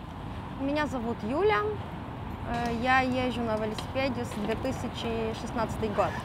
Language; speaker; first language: Russian; non-native, local second language; Romanian